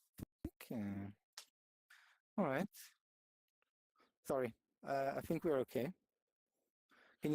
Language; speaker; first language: English; non-native, fluent; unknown